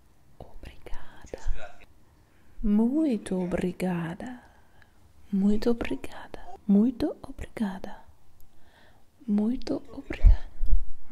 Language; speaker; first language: Portuguese; non-native, learner; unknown